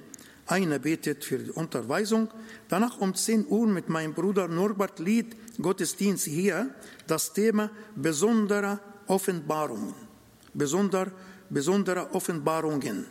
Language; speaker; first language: German; non-native, fluent; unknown